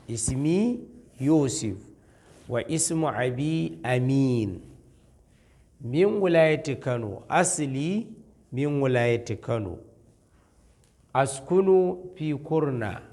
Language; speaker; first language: Arabic; non-native, fluent; Hausa